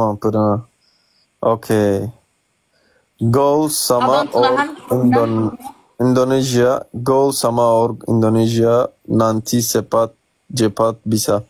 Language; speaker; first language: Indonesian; non-native, learner; Turkish